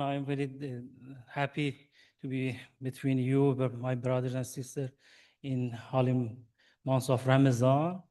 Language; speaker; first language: English; non-native, learner; Persian